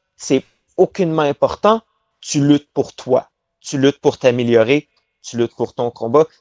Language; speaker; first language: French; native; French